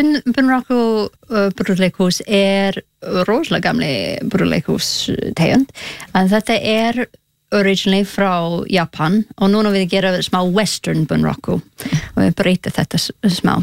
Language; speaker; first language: Icelandic; non-native, learner; English